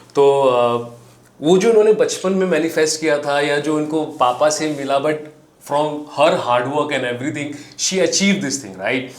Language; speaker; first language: Hindi; native; Hindi